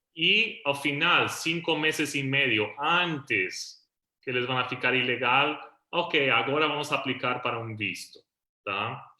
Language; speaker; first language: Portuguese; non-native, fluent; Spanish